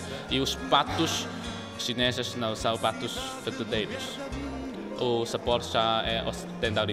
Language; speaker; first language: Portuguese; non-native, local second language; Chinese